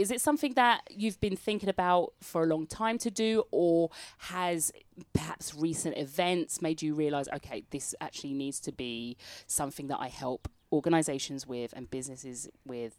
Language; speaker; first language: English; native; English